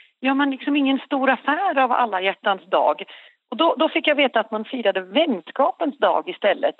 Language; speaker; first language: Swedish; native; Swedish